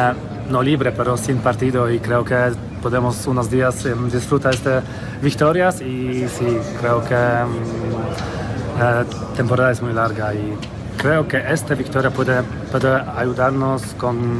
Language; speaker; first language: Spanish; non-native, fluent; Polish